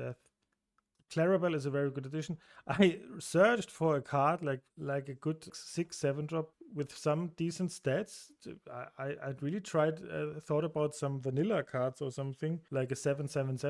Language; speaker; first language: English; non-native, fluent; German